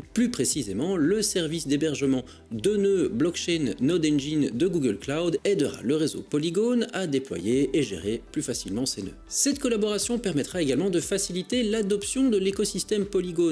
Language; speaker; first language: French; native; French